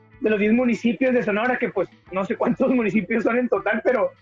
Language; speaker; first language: Spanish; native; Spanish